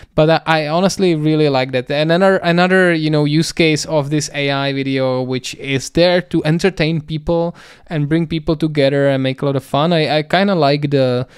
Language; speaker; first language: English; non-native, fluent; Czech